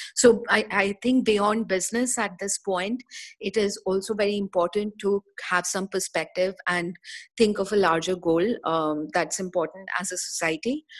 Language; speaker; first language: English; non-native, local second language; Hindi